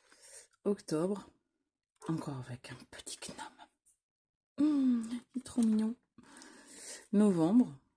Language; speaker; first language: French; native; French